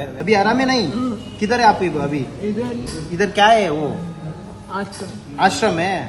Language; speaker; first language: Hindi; non-native, local second language; Kannada